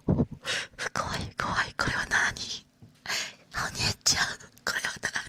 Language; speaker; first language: Japanese; non-native, learner; Chinese